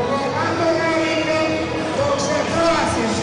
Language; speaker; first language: Italian; native; Italian